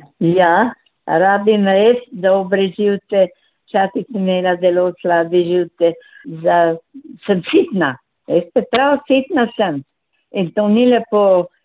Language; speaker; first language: Slovenian; native; Slovenian